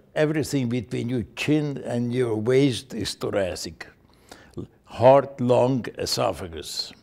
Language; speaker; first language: English; non-native, fluent; Hungarian